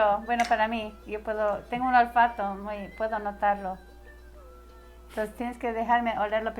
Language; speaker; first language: Spanish; early bilingual, heritage; Spanish